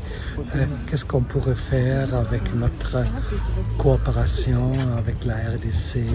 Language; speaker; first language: French; non-native, fluent; German